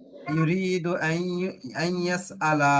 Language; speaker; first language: Arabic; non-native, fluent; Bangla